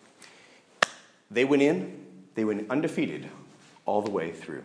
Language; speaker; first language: English; native; English